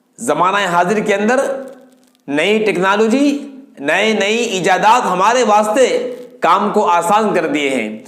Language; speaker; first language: Urdu; native; Urdu